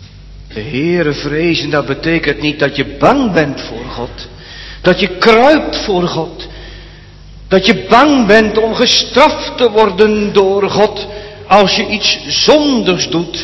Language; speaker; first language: Dutch; native; Dutch